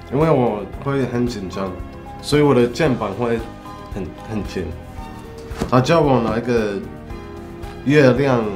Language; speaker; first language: Chinese; non-native, fluent; English